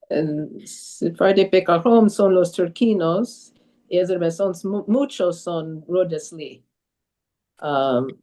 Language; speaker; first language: Spanish; early bilingual, heritage; Spanish